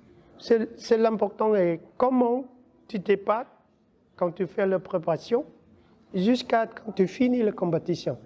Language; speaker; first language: French; non-native, learner; Vietnamese